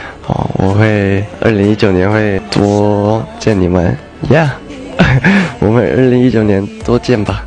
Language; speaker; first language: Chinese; early bilingual, heritage; Chinese